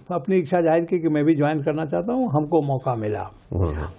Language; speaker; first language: Hindi; native; Hindi